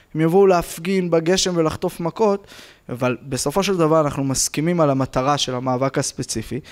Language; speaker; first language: Hebrew; native; Hebrew